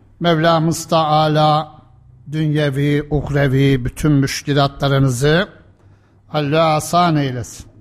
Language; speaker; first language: Turkish; native; Turkish